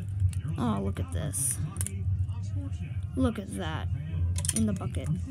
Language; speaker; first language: English; native; English